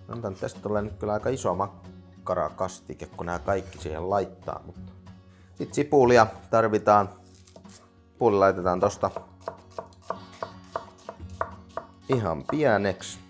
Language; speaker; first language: Finnish; native; Finnish